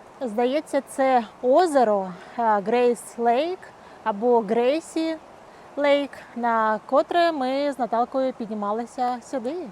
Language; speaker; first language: Ukrainian; non-native, local second language; Russian